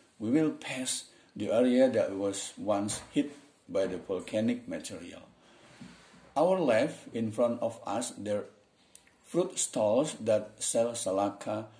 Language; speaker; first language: English; non-native, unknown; Indonesian